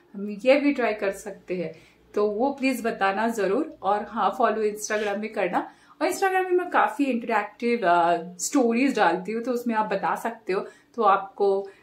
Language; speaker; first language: Hindi; non-native, local second language; Bangla